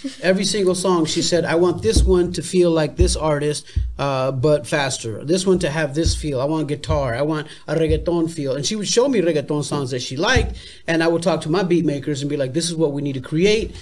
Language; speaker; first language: English; native; English